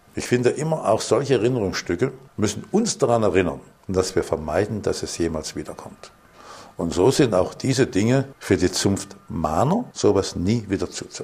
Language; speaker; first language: German; native; German